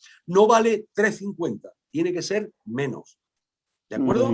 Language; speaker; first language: Spanish; native; Spanish